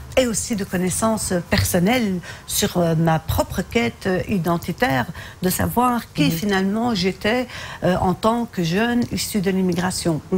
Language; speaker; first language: French; early bilingual, other home language; Arabic